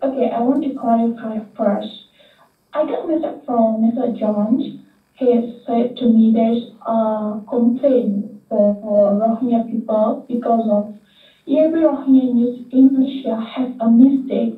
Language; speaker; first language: English; non-native, learner; Indonesian